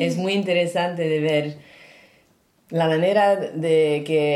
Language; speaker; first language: Spanish; non-native, learner; French